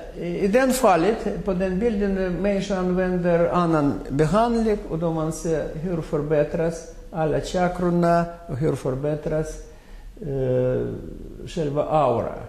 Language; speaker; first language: Swedish; non-native, fluent; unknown